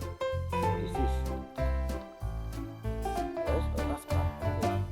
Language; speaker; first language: English; non-native, learner; Indonesian